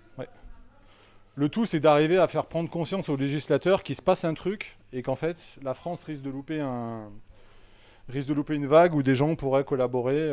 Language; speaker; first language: French; native; French